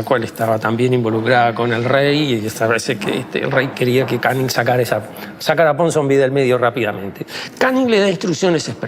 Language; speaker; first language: Spanish; native; Spanish